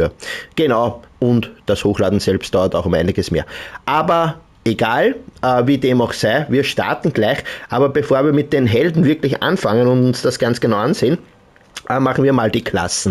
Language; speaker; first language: German; native; German